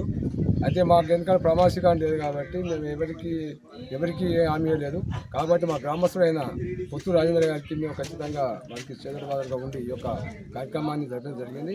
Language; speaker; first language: Telugu; native; Telugu